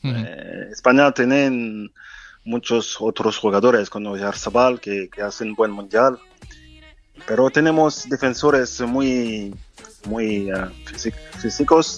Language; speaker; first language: Spanish; non-native, fluent; French